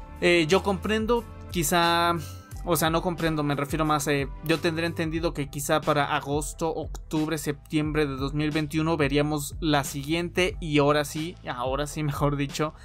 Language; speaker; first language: Spanish; native; Spanish